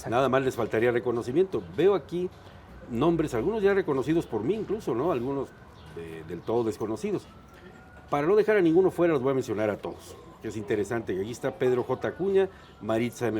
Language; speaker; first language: Spanish; native; Spanish